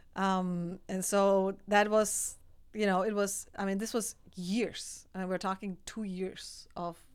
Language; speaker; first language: English; non-native, fluent; Czech